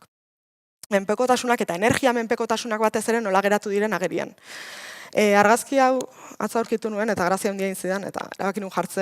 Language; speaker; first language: Basque; native; Basque